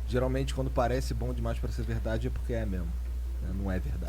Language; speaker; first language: Portuguese; native; Portuguese